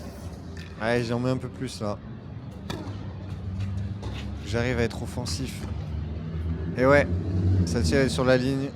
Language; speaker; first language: French; native; French